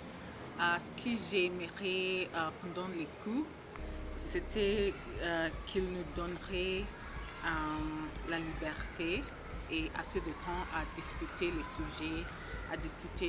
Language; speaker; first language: French; non-native, learner; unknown